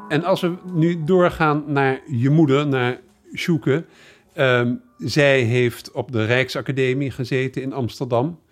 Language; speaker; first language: Dutch; native; Dutch